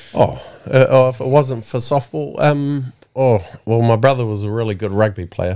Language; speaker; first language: English; native; English